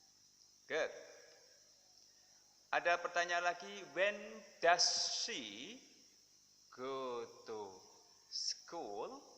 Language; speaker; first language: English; non-native, fluent; Indonesian